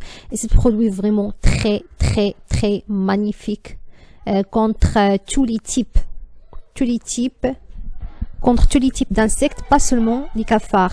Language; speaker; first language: French; non-native, learner; Arabic